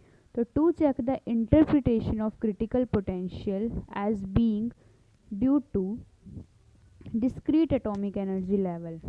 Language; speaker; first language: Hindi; native; Hindi